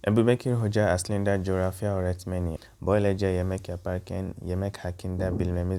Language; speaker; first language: Turkish; non-native, fluent; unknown